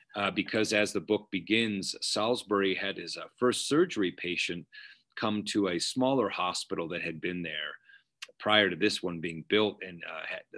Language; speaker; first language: English; native; English